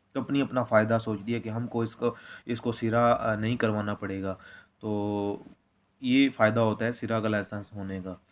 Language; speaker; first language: Hindi; non-native, local second language; Punjabi